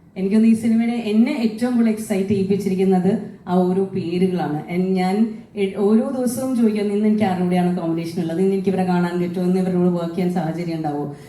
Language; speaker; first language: Malayalam; native; Malayalam